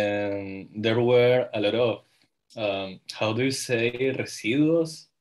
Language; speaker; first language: English; non-native, learner; Spanish